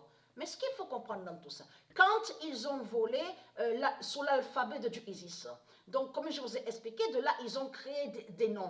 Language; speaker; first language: French; native; French